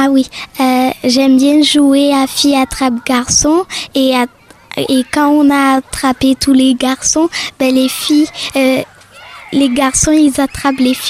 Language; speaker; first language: French; native; French